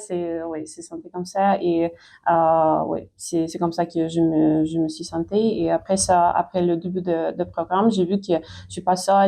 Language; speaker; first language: French; non-native, fluent; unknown